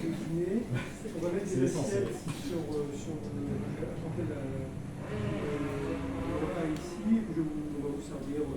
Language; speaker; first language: French; non-native, learner; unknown